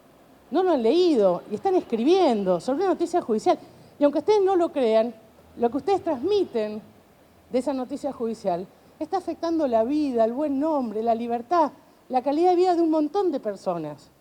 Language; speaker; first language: Spanish; native; Spanish